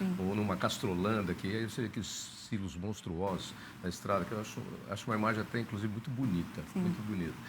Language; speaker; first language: Portuguese; native; Portuguese